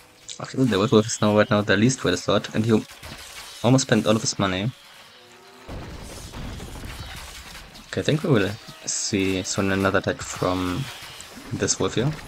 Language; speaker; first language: English; non-native, fluent; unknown